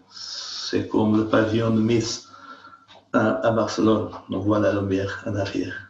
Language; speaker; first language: French; non-native, fluent; Portuguese